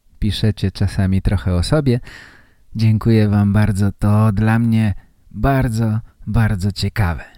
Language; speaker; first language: Polish; native; Polish